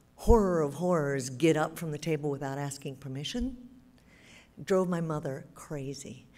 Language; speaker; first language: English; native; English